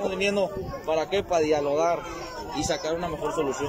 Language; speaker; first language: Spanish; native; Spanish